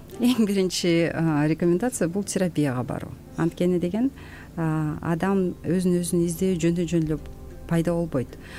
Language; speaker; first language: Kyrgyz; native; Kyrgyz